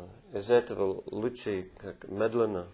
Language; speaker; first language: Russian; non-native, fluent; English